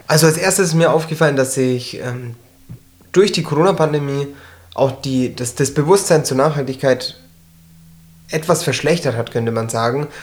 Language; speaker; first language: German; early bilingual, other home language; Turkish